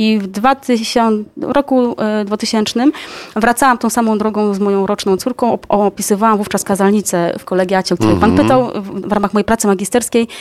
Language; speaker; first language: Polish; native; Polish